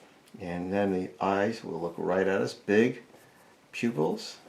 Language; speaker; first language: English; native; English